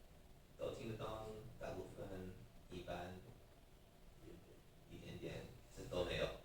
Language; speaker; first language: Chinese; non-native, learner; English